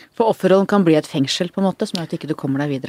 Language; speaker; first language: Norwegian; native; Norwegian